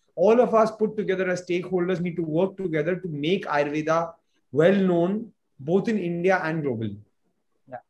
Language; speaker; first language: English; non-native, local second language; Hindi